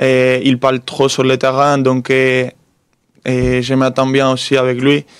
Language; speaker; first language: French; non-native, fluent; Spanish